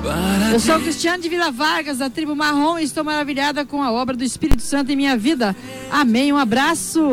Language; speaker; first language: Portuguese; native; Portuguese